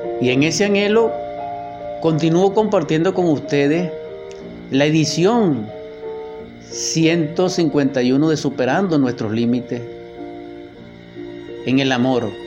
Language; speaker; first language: Spanish; native; Spanish